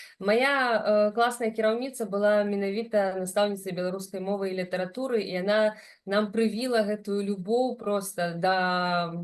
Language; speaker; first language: Belarusian; non-native, local second language; Russian